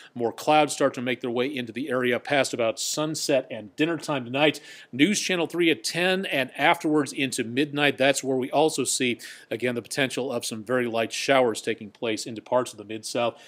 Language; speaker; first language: English; native; English